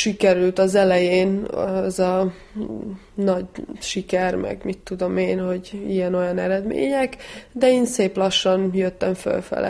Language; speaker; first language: Hungarian; early bilingual, heritage; Hungarian